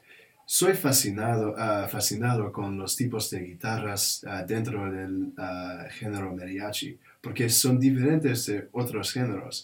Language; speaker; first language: Spanish; non-native, learner; English